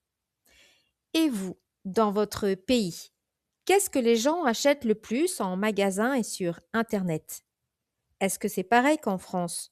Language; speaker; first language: French; native; French